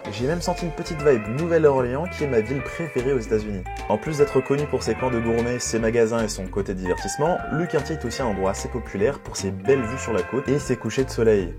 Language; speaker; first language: French; native; French